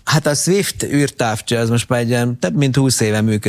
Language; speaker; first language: Hungarian; native; Hungarian